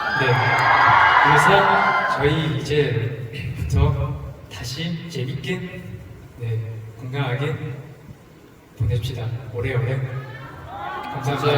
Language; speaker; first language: Korean; non-native, learner; Chinese